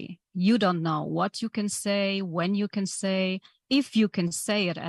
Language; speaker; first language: English; non-native, fluent; Polish